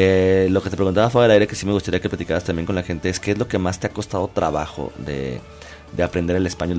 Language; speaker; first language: Spanish; native; Spanish